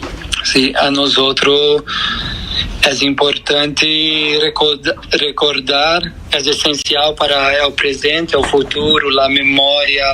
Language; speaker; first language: Spanish; non-native, fluent; Portuguese